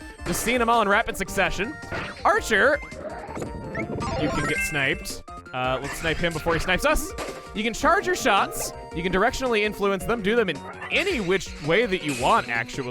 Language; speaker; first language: English; native; English